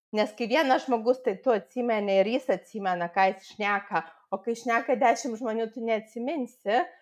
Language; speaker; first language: Lithuanian; non-native, local second language; Russian